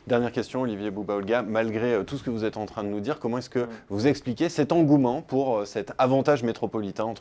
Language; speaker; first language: French; native; French